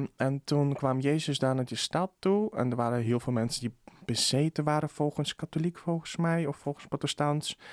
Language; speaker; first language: Dutch; early bilingual, other home language; Russian